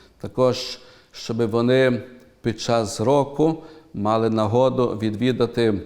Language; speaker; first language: Ukrainian; early bilingual, heritage; Ukrainian